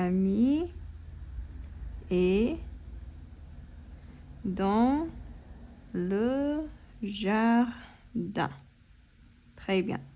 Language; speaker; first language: French; non-native, fluent; English